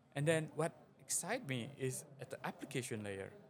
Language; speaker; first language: English; non-native, fluent; Indonesian